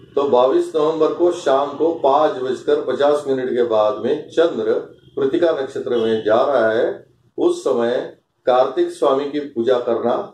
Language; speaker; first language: Hindi; non-native, local second language; Marathi